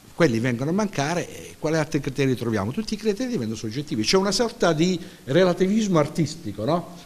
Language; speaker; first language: Italian; native; Italian